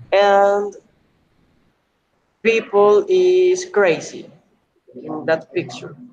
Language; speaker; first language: English; non-native, learner; Spanish